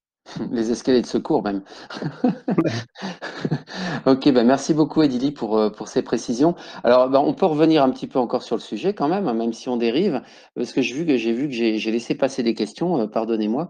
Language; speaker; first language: French; native; French